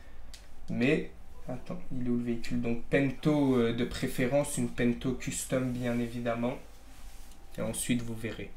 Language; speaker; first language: French; native; French